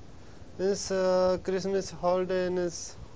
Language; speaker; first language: English; non-native, learner; Punjabi